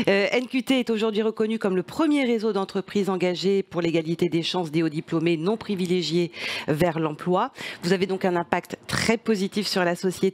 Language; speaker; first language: French; native; French